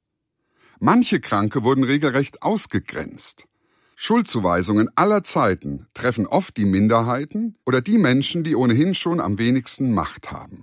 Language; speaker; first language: German; native; German